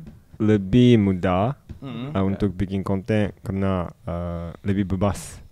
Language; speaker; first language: Indonesian; non-native, fluent; Japanese